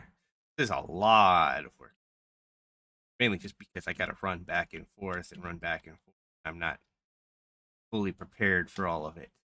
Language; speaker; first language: English; native; English